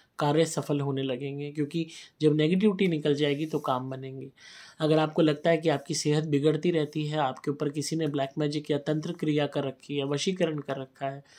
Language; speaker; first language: Hindi; native; Hindi